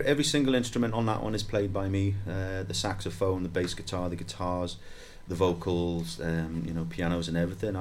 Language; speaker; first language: English; native; English